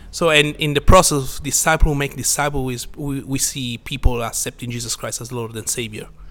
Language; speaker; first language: English; non-native, fluent; Italian